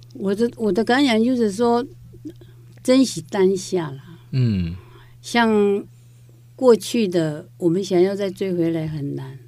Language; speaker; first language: Chinese; non-native, local second language; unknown